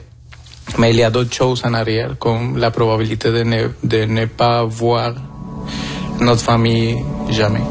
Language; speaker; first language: French; non-native, fluent; Spanish